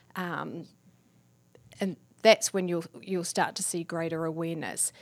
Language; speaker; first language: English; native; English